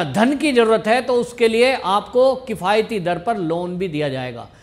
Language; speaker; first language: Hindi; native; Hindi